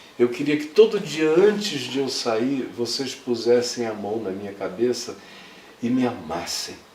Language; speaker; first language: Portuguese; native; Portuguese